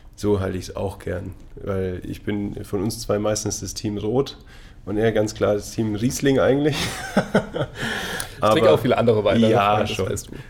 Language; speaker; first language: German; non-native, fluent; Italian